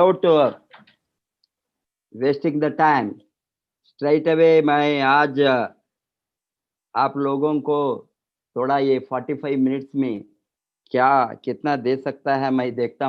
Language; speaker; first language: Hindi; non-native, local second language; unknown